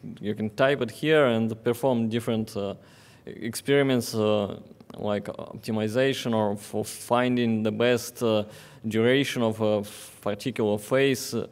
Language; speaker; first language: English; non-native, fluent; Russian